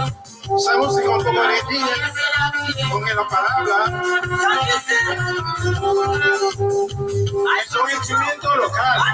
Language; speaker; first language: Spanish; non-native, learner; Haitian Creole